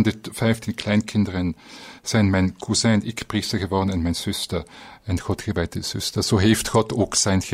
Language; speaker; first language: Dutch; non-native, fluent; German